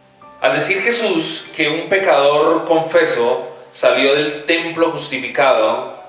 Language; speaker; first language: Spanish; native; Spanish